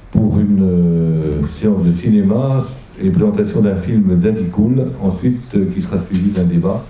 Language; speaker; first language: French; native; French